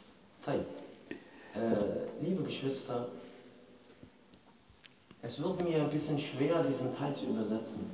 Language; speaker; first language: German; non-native, fluent; Arabic